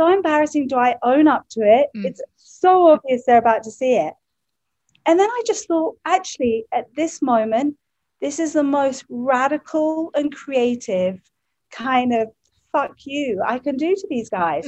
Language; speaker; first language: English; native; English